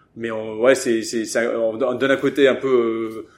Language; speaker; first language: French; early bilingual, other home language; English